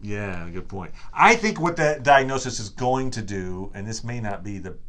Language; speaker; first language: English; native; English